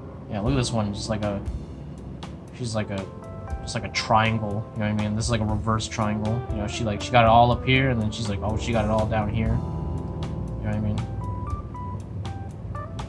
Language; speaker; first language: English; native; English